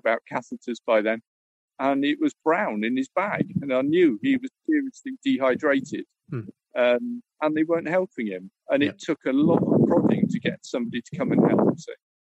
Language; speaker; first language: English; native; English